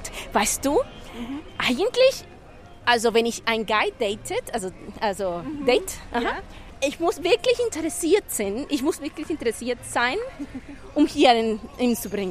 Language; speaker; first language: German; non-native, fluent; Spanish